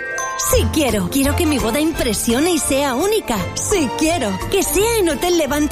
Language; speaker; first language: Spanish; native; Spanish